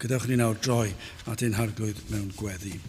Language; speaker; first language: Welsh; native; Welsh